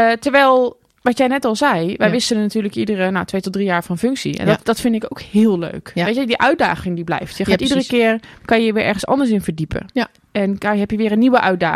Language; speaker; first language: Dutch; native; Dutch